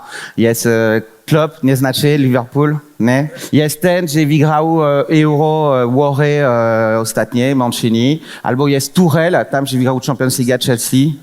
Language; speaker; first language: Polish; non-native, fluent; French